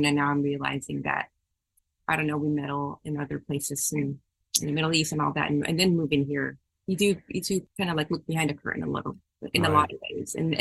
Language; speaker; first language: English; non-native, local second language; Filipino